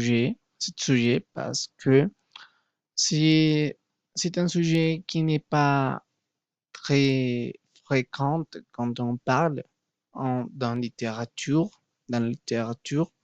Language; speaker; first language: French; non-native, learner; Spanish